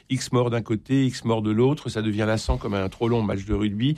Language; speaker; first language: French; native; French